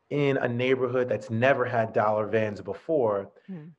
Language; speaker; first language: English; native; English